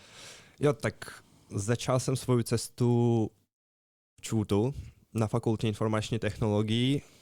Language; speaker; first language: Czech; non-native, fluent; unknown